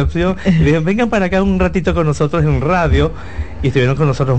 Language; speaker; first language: Spanish; native; Spanish